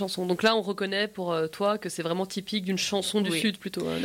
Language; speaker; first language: French; native; French